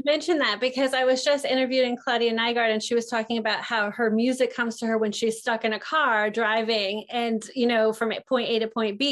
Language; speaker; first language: English; native; English